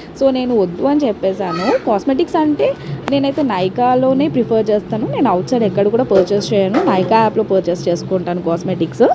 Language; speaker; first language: Telugu; non-native, local second language; Tamil